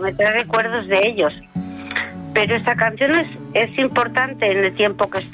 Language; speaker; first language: Spanish; native; Spanish